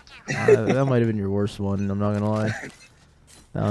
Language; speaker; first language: English; native; English